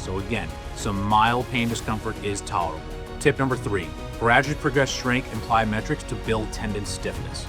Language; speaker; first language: English; native; English